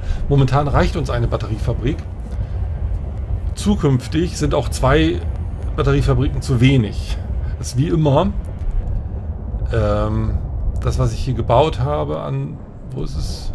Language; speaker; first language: German; native; German